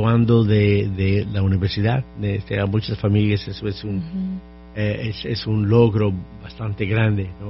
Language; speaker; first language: Spanish; non-native, fluent; English